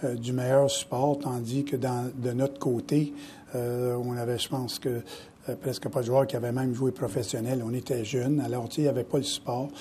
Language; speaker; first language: French; native; French